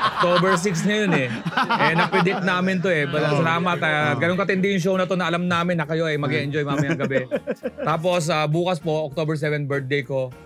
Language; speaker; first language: Filipino; native; Filipino